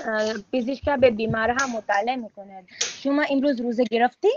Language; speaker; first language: Persian; non-native, learner; Urdu